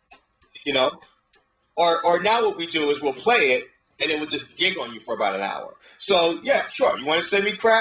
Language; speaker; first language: English; native; English